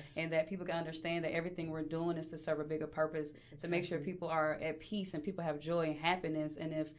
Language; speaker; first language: English; native; English